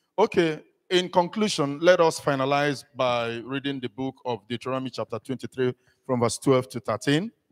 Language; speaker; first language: English; non-native, local second language; Igbo